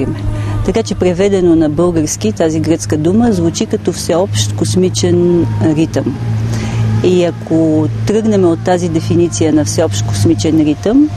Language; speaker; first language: Bulgarian; native; Bulgarian